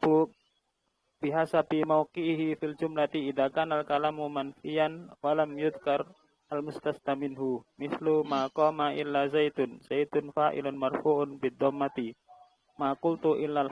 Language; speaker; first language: Arabic; non-native, learner; Indonesian